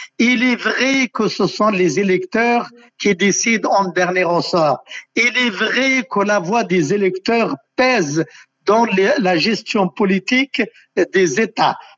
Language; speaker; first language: French; non-native, local second language; Arabic